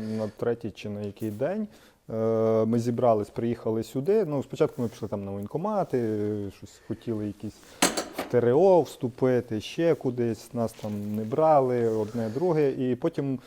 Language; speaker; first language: Ukrainian; native; Ukrainian